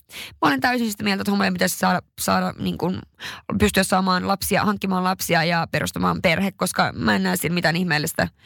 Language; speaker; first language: Finnish; native; Finnish